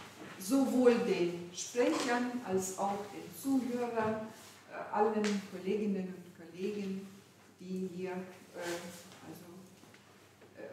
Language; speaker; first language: German; non-native, fluent; Ukrainian